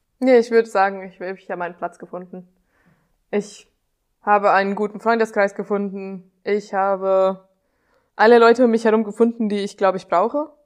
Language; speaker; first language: German; non-native, fluent; Hungarian